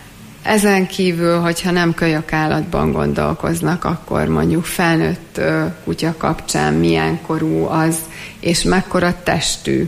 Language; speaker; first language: Hungarian; native; Hungarian